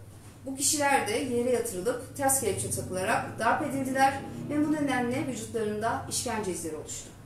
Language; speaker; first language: Turkish; native; Turkish